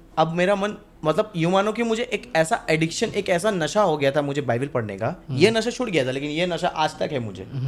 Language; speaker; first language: Hindi; non-native, local second language; Bangla